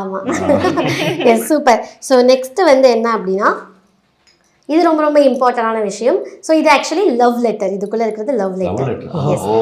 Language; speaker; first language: Tamil; native; Tamil